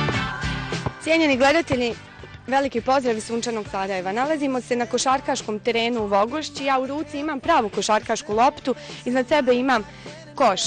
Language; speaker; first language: Bosnian; native; Bosnian